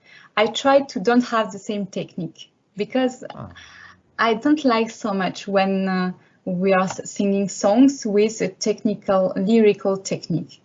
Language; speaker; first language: English; non-native, learner; French